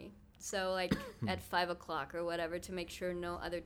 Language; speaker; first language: English; non-native, fluent; German